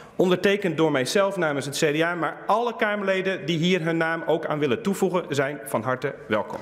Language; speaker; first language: Dutch; native; Dutch